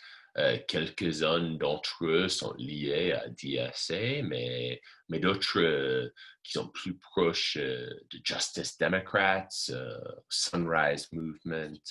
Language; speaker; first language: French; non-native, fluent; English